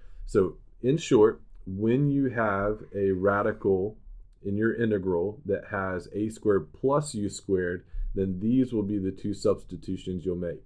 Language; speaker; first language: English; native; English